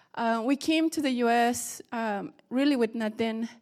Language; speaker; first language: English; early bilingual, other home language; Spanish